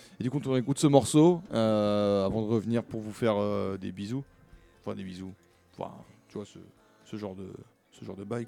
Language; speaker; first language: French; native; French